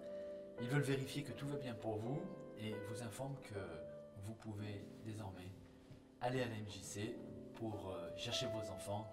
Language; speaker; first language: French; native; French